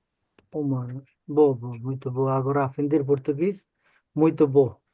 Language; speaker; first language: Portuguese; non-native, learner; Bangla